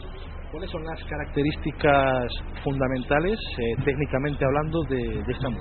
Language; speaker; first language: Spanish; native; Spanish